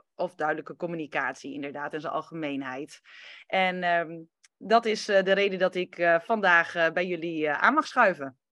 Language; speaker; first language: Dutch; early bilingual, other home language; Romanian